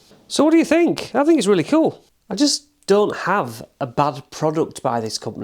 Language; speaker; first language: English; native; English